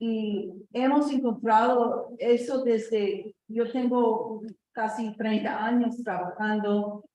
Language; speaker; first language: Spanish; non-native, fluent; English